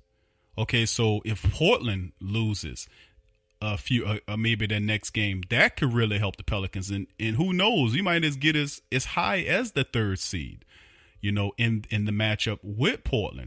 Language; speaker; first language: English; native; English